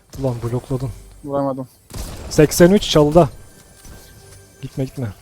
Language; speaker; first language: Turkish; native; Turkish